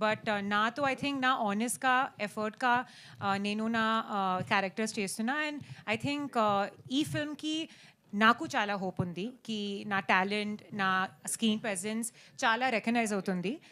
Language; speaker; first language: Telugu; non-native, learner; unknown